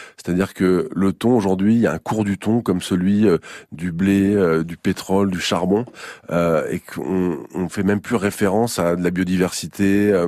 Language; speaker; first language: French; native; French